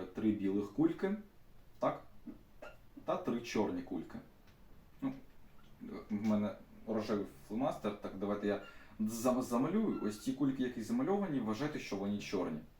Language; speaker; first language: Ukrainian; non-native, local second language; Russian